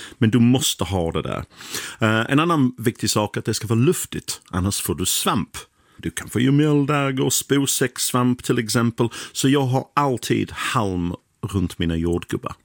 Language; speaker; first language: Swedish; non-native, fluent; English